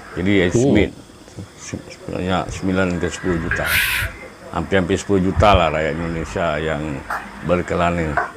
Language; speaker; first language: Malay; native; Malay